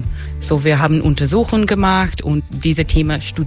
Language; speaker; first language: German; non-native, fluent; English